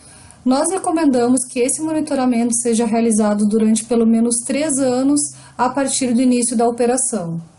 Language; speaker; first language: Portuguese; native; Portuguese